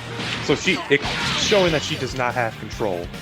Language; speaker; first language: English; native; English